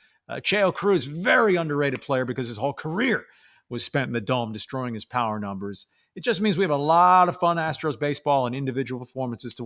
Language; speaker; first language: English; native; English